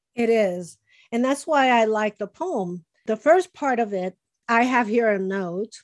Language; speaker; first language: English; early bilingual, other home language; Spanish